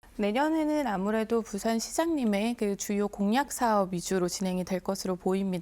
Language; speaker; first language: Korean; native; Korean